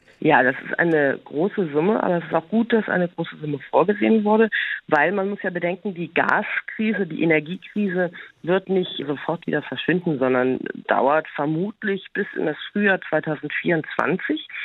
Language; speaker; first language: German; native; German